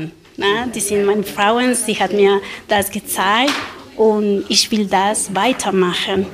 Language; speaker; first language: German; non-native, learner; Spanish